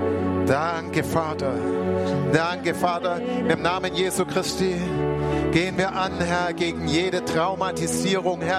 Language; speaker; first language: German; native; German